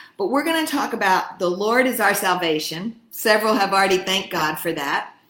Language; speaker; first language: English; native; English